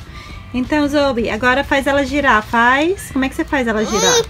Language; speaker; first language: Portuguese; native; Portuguese